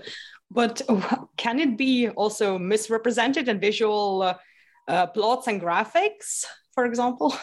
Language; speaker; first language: English; non-native, fluent; Lithuanian